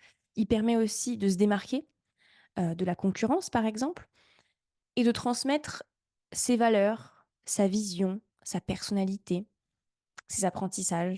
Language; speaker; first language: French; native; French